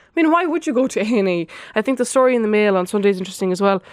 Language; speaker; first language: English; non-native, fluent; Lithuanian